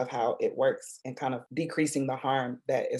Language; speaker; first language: English; native; English